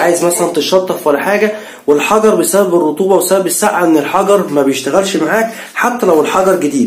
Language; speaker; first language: Arabic; native; Arabic